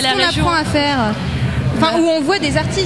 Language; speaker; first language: French; native; French